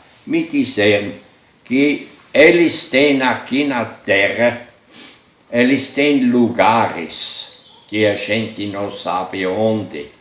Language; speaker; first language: Portuguese; non-native, fluent; German